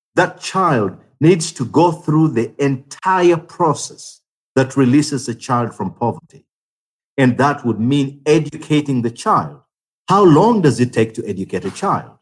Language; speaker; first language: English; non-native, local second language; Ganda